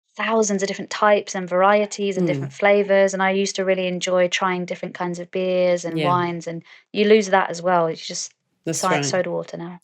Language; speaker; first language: English; native; English